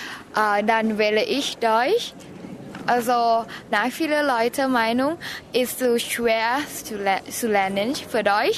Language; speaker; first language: German; non-native, learner; Thai